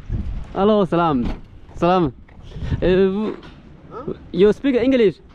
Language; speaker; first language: English; non-native, fluent; Chinese